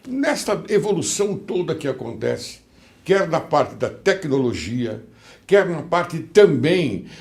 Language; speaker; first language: Portuguese; native; Portuguese